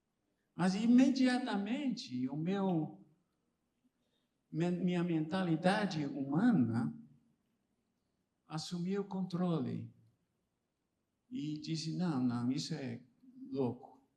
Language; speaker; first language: Portuguese; non-native, fluent; English